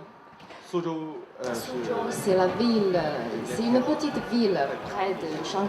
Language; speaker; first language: French; non-native, learner; Chinese